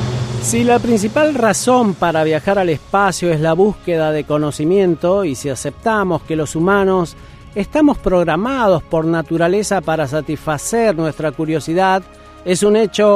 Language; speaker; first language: Spanish; native; Spanish